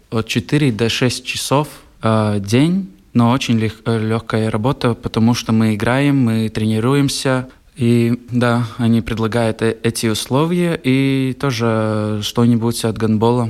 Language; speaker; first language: Russian; non-native, local second language; Latvian